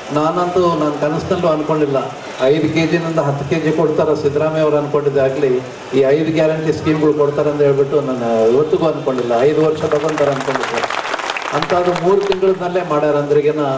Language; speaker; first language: Kannada; native; Kannada